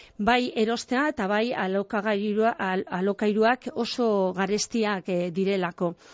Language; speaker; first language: Basque; non-native, local second language; Spanish